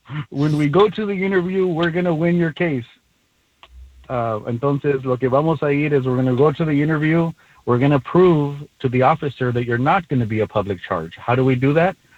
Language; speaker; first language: English; early bilingual, other home language; Spanish